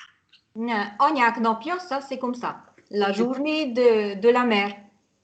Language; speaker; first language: French; non-native, fluent; Hungarian